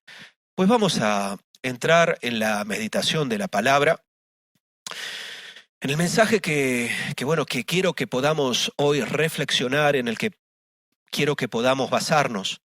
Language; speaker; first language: Spanish; native; Spanish